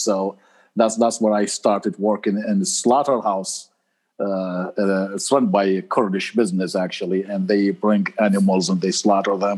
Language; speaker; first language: English; non-native, fluent; Arabic